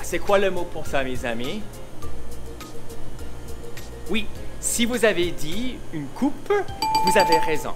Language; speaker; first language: French; non-native, learner; English